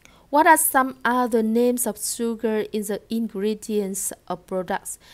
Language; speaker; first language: English; non-native, fluent; Vietnamese